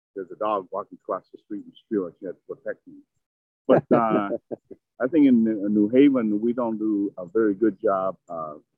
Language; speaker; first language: English; early bilingual, other home language; Vietnamese